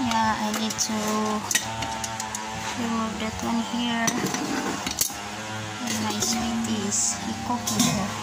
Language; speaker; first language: English; non-native, learner; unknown